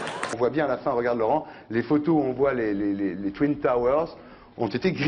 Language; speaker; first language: French; native; French